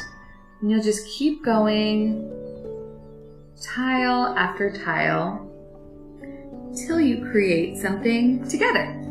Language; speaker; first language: English; native; English